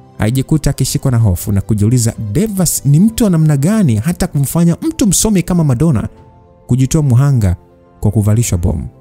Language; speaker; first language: Swahili; native; Swahili